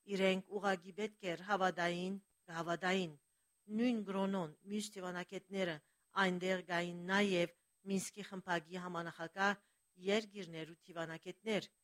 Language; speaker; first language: Armenian; early bilingual, heritage; Armenian